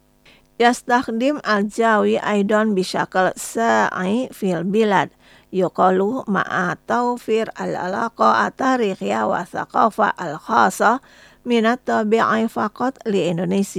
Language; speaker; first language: Arabic; non-native, fluent; Indonesian